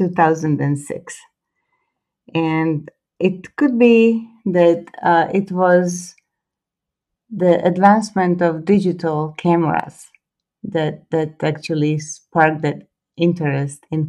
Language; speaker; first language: English; non-native, fluent; Croatian